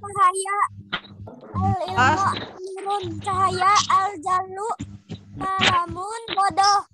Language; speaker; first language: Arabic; non-native, learner; Indonesian